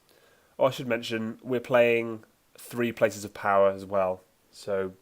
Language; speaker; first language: English; native; English